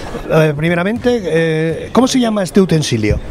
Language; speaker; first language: Spanish; native; Spanish